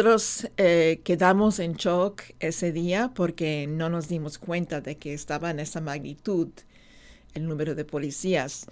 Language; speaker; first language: Spanish; non-native, fluent; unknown